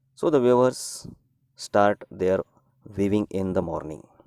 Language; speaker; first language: English; non-native, local second language; Marathi